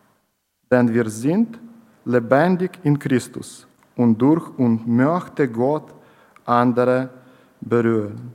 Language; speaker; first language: German; non-native, learner; Ukrainian